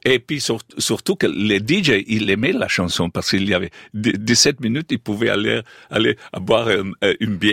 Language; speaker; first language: French; non-native, fluent; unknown